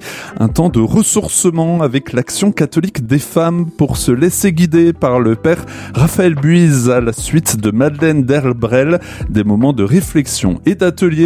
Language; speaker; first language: French; native; French